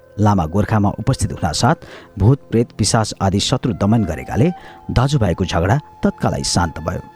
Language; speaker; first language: Nepali; native; Nepali